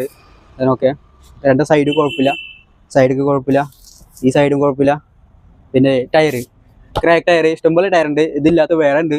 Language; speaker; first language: Malayalam; non-native, local second language; Hindi